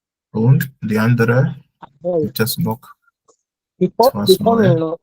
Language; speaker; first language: German; non-native, fluent; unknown